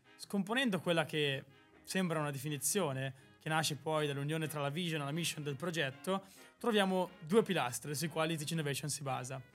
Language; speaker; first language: Italian; native; Italian